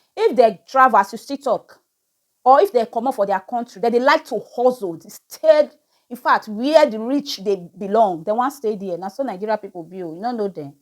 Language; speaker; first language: Nigerian Pidgin; native; Nigerian Pidgin